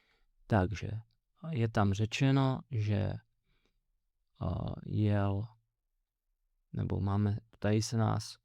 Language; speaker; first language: Czech; native; Czech